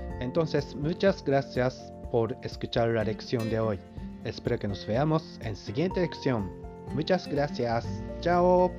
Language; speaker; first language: Spanish; non-native, fluent; Japanese